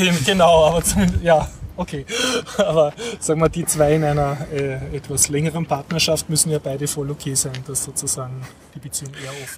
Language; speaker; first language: German; native; German